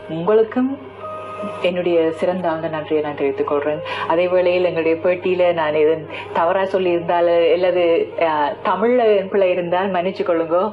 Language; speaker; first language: Tamil; early bilingual, heritage; Tamil